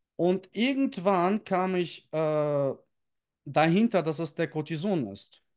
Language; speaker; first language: German; early bilingual, other home language; Russian